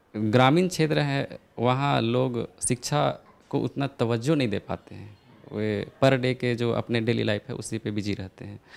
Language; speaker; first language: Hindi; native; Hindi